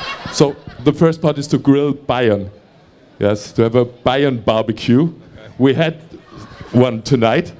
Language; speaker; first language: English; non-native, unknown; German